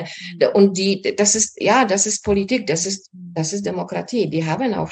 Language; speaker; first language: German; non-native, fluent; Polish